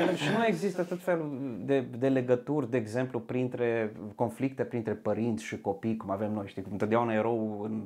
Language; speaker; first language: Romanian; early bilingual, heritage; Romanian